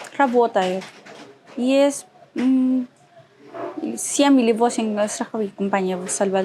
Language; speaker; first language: Russian; non-native, learner; Spanish